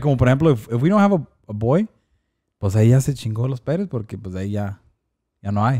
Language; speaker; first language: Spanish; early bilingual, heritage; Spanish